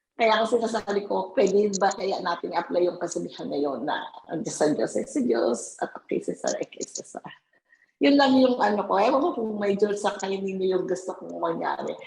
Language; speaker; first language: Filipino; native; Filipino